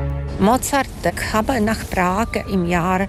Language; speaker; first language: German; non-native, fluent; Czech